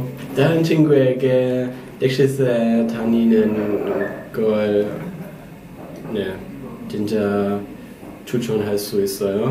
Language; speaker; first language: Korean; non-native, learner; German